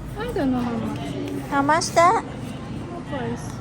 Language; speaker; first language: English; non-native, learner; Thai